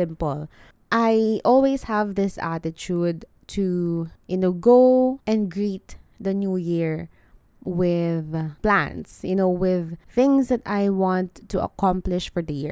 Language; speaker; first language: English; non-native, local second language; Filipino